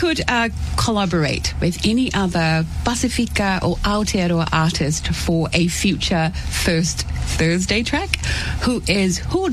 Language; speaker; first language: English; native; English